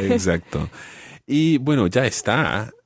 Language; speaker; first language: Spanish; non-native, fluent; English